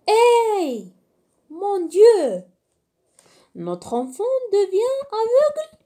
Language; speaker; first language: French; non-native, local second language; Arabic